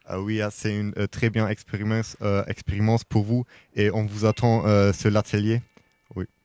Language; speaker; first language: French; non-native, learner; German